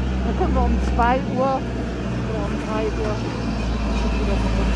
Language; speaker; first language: German; native; German